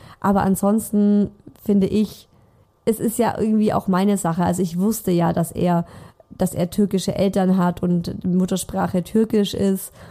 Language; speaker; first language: German; native; German